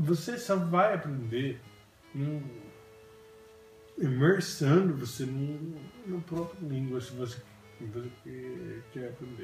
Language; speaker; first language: Portuguese; non-native, fluent; English